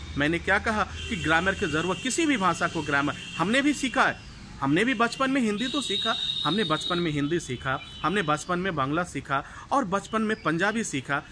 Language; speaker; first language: Hindi; native; Hindi